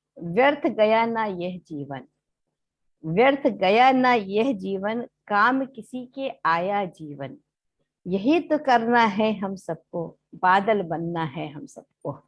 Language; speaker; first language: Hindi; native; Hindi